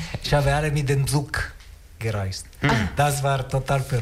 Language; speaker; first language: German; non-native, learner; Italian